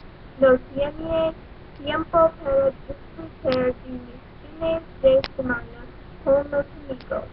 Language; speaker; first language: Spanish; non-native, learner; English